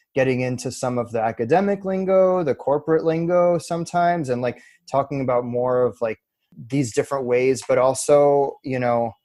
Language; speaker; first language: English; early bilingual, other home language; French